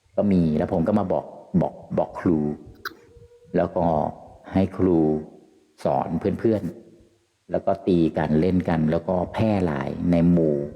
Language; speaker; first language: Thai; native; Thai